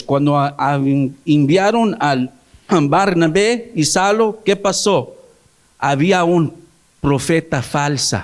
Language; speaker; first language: Spanish; early bilingual, heritage; English